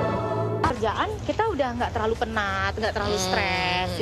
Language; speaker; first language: Indonesian; native; Indonesian